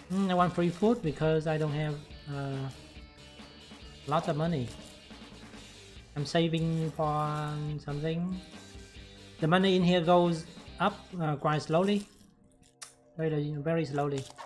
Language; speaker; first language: English; non-native, fluent; Vietnamese